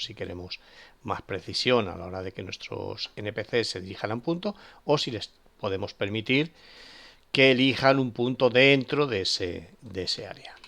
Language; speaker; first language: Spanish; native; Spanish